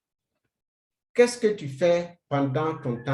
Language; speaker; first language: French; non-native, fluent; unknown